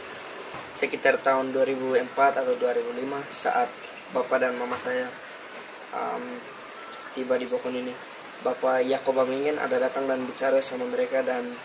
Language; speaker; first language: Indonesian; early bilingual, other home language; English